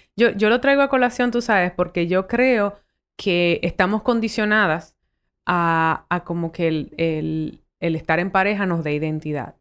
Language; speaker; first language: Spanish; early bilingual, heritage; Spanish